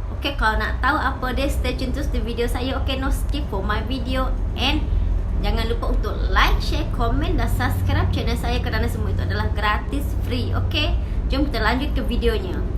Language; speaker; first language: Malay; native; Malay